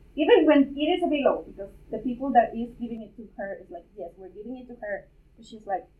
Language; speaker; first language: English; non-native, fluent; Spanish